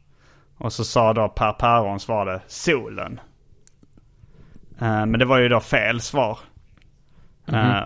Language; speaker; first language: Swedish; native; Swedish